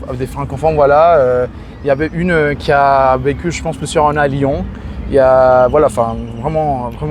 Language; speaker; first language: French; non-native, fluent; Spanish